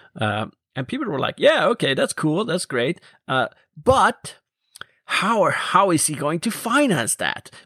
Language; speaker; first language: English; non-native, fluent; Swedish